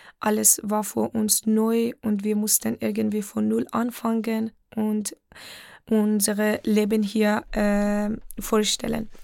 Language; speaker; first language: German; non-native, fluent; Persian